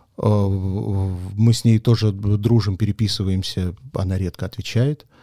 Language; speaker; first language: Russian; native; Russian